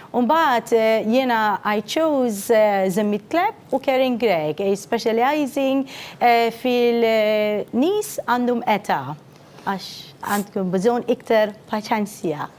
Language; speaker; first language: Maltese; non-native, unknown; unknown